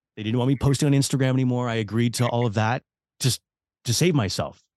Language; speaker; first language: English; native; English